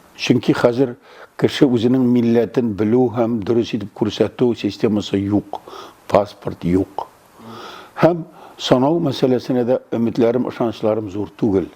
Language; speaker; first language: Tatar; native; Tatar